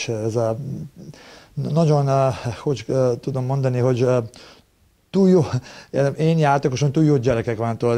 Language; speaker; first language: Hungarian; non-native, learner; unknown